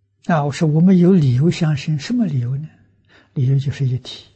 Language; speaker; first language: Chinese; native; Chinese